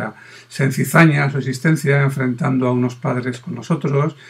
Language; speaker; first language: Spanish; native; Spanish